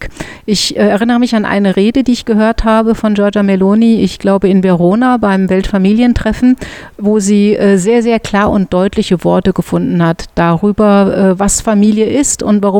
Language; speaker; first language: German; native; German